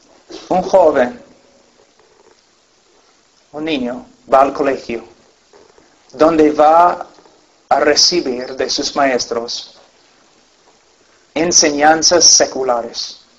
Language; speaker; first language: Spanish; non-native, fluent; English